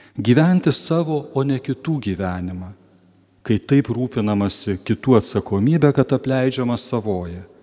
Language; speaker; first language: Lithuanian; native; Lithuanian